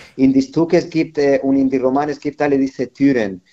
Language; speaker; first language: German; non-native, learner; Spanish